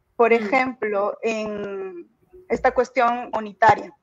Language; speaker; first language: Spanish; native; Spanish